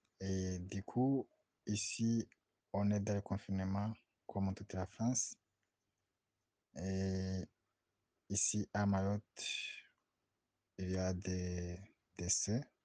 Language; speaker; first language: French; non-native, local second language; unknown